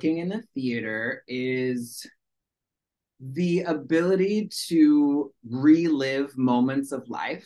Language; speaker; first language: English; early bilingual, other home language; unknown